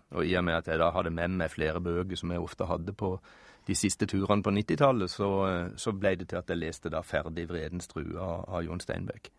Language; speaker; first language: Norwegian; native; Norwegian